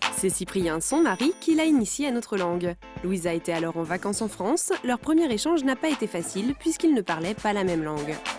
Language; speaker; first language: French; native; French